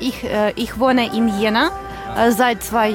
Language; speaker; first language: German; non-native, learner; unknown